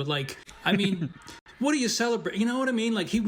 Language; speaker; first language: English; native; English